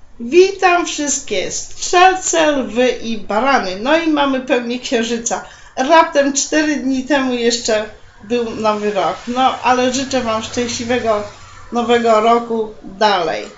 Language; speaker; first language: Polish; native; Polish